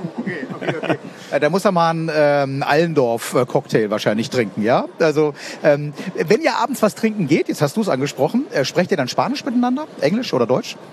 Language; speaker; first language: German; native; German